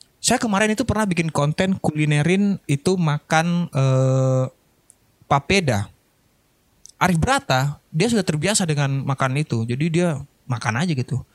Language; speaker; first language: Indonesian; non-native, local second language; Minangkabau